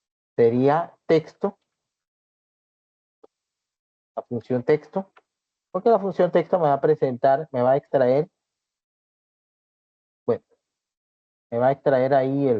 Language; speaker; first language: Spanish; native; Spanish